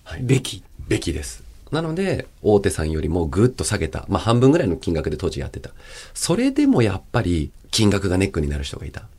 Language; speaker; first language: Japanese; early bilingual, other home language; Chinese